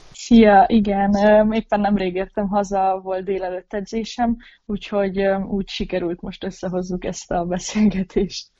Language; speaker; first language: Hungarian; native; Hungarian